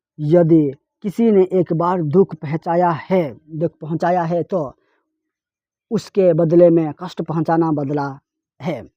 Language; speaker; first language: Hindi; non-native, local second language; Telugu